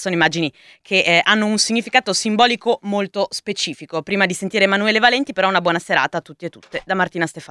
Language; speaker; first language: Italian; native; Italian